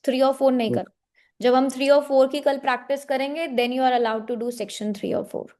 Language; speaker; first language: Hindi; native; Hindi